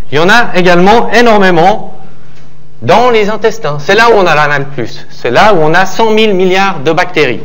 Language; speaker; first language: French; native; French